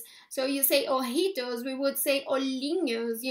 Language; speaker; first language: English; non-native, fluent; Portuguese